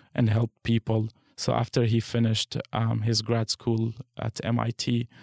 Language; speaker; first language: English; non-native, fluent; Arabic